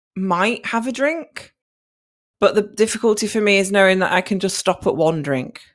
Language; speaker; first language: English; native; English